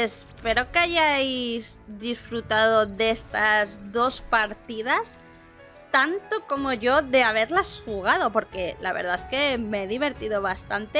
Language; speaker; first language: Spanish; native; Spanish